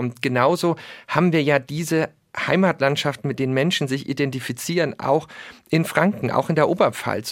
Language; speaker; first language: German; native; German